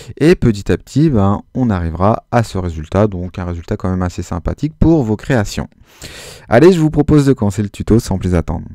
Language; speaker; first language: French; native; French